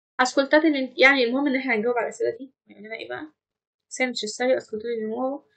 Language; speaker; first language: Italian; non-native, fluent; Arabic